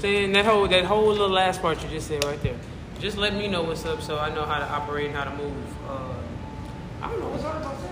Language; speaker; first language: English; native; English